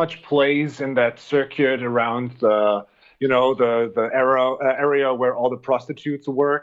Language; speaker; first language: English; non-native, fluent; German